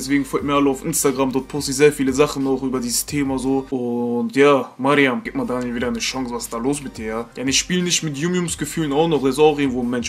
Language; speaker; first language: German; native; German